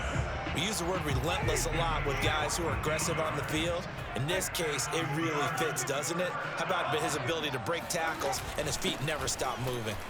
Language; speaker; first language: English; native; English